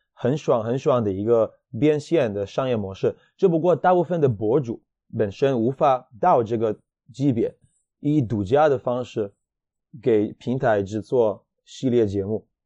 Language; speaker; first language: Chinese; non-native, fluent; Hebrew